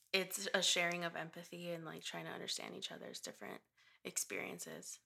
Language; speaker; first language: English; early bilingual, other home language; Spanish